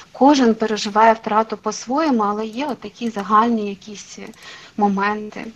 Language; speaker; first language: Ukrainian; non-native, local second language; Russian